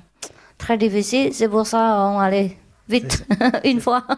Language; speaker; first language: French; non-native, learner; Vietnamese